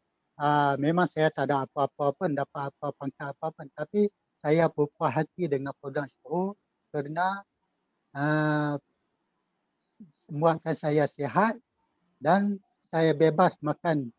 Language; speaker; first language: Malay; native; Malay